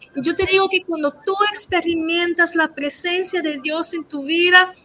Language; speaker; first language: Spanish; early bilingual, other home language; Portuguese